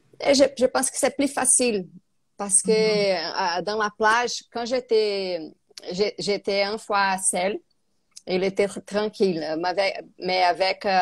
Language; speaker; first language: French; non-native, learner; Portuguese